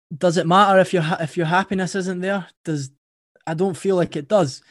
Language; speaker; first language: English; native; English